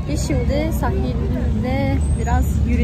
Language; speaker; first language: Turkish; non-native, learner; Kazakh